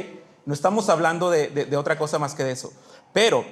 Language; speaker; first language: Spanish; native; Spanish